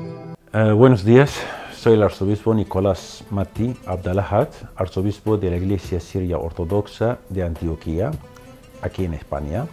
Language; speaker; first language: Spanish; non-native, fluent; Arabic